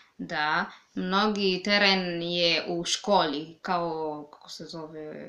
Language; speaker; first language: Serbian; non-native, learner; Swahili